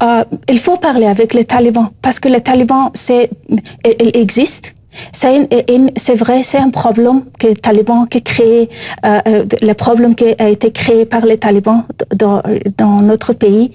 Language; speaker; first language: French; non-native, learner; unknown